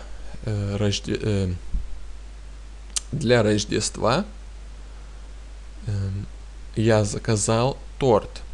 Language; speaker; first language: Russian; non-native, fluent; Lithuanian